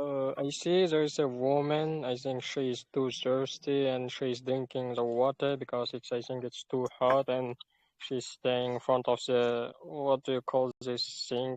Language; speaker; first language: English; non-native, learner; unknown